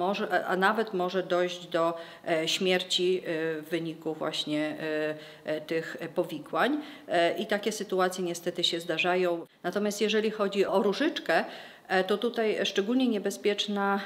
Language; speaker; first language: Polish; native; Polish